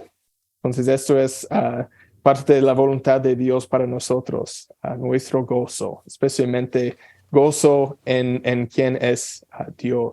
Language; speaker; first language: Spanish; non-native, fluent; English